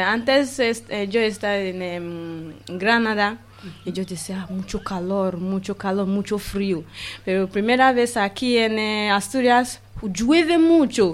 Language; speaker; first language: Spanish; non-native, learner; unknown